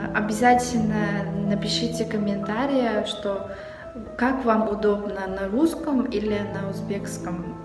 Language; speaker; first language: Russian; non-native, local second language; Uzbek